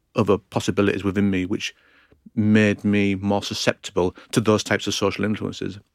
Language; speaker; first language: English; native; English